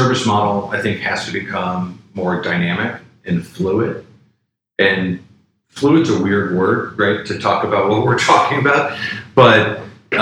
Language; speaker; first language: English; native; English